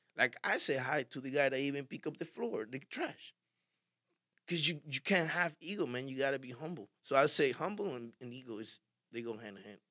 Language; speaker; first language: English; early bilingual, other home language; Spanish